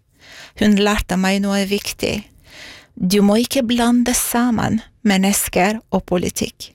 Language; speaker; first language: Norwegian; non-native, fluent; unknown